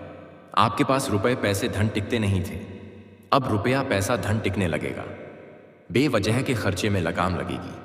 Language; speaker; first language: Hindi; native; Hindi